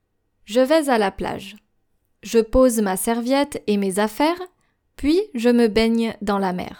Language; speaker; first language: French; non-native, fluent; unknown